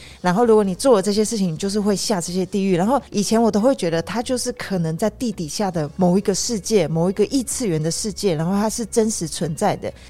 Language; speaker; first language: Chinese; native; Chinese